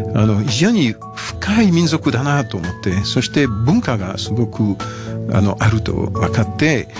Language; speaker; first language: Japanese; non-native, fluent; French